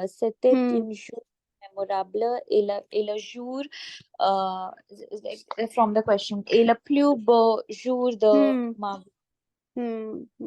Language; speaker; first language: French; non-native, learner; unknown